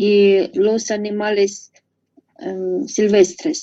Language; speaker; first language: Spanish; non-native, learner; Russian